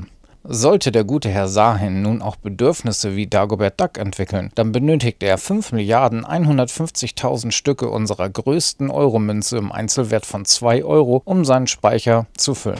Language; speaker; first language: German; native; German